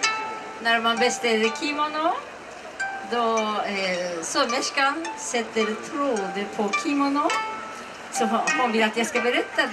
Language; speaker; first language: Swedish; non-native, learner; Japanese